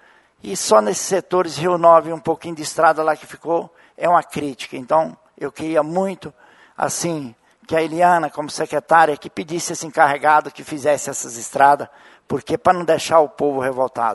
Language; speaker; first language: Portuguese; native; Portuguese